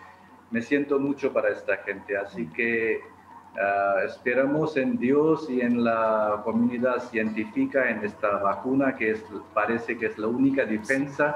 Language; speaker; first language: Spanish; non-native, fluent; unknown